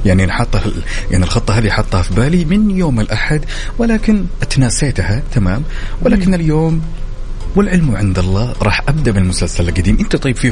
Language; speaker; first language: Arabic; native; Arabic